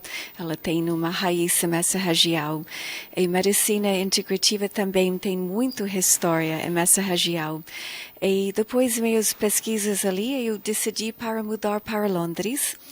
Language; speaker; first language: Portuguese; non-native, fluent; English